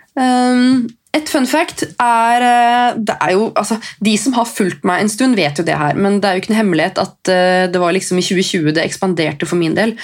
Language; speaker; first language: Norwegian; native; Norwegian